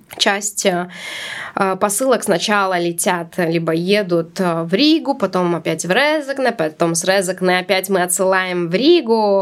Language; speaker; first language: Russian; non-native, local second language; Latvian